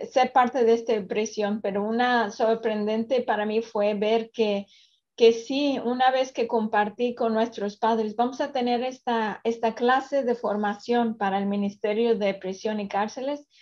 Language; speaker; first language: Spanish; early bilingual, other home language; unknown